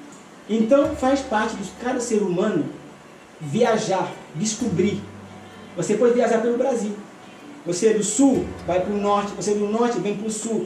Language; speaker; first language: Portuguese; non-native, fluent; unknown